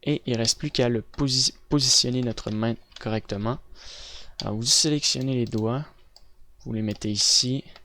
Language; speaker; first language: French; native; French